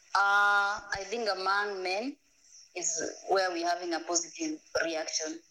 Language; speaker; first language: English; non-native, local second language; Masai